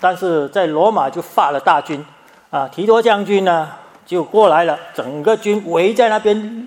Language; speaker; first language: Chinese; native; Chinese